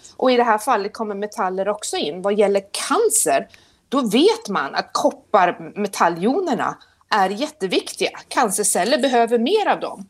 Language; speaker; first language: Swedish; native; Swedish